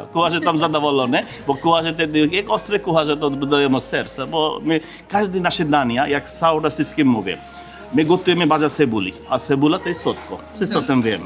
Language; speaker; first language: Polish; non-native, learner; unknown